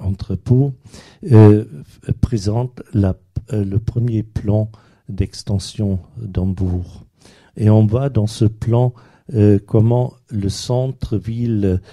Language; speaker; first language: French; non-native, fluent; German